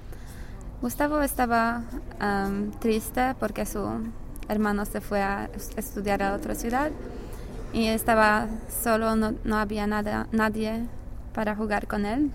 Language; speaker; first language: Spanish; non-native, learner; English